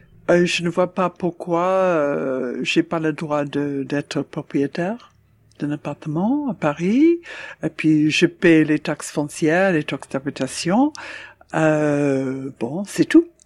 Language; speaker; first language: French; non-native, fluent; English